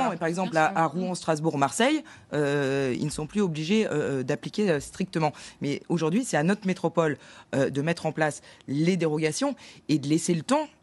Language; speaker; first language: French; native; French